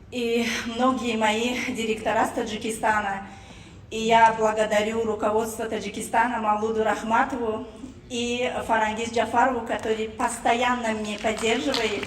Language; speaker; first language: Russian; non-native, fluent; Tajik